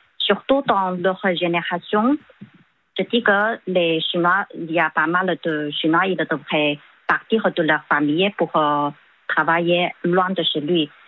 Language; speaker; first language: French; non-native, fluent; Chinese